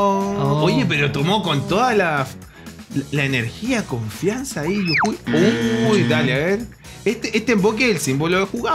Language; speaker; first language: Spanish; native; Spanish